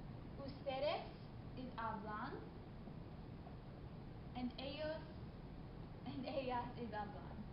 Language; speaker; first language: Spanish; non-native, learner; English